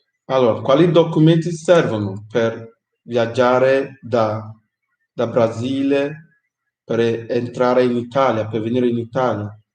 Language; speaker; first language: Italian; non-native, fluent; English